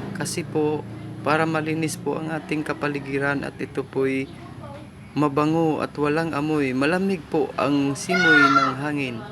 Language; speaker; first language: Filipino; native; Filipino